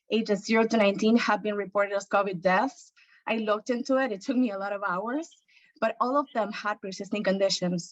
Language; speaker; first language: English; non-native, fluent; Spanish